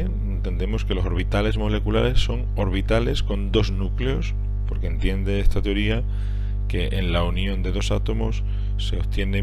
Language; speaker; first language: Spanish; native; Spanish